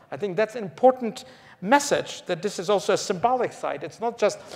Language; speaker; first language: English; early bilingual, other home language; Polish